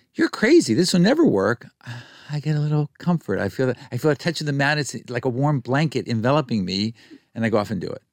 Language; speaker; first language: English; native; English